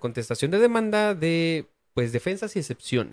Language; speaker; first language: Spanish; native; Spanish